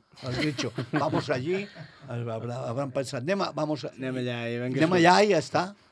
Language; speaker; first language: Catalan; native; Catalan